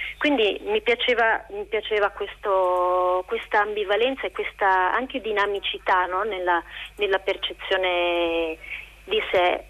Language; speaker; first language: Italian; native; Italian